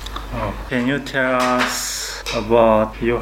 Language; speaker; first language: English; non-native, learner; Chinese